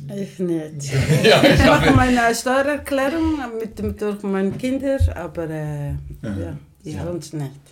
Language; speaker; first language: German; non-native, learner; Somali